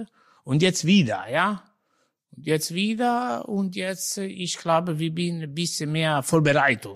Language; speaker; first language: German; non-native, learner; Italian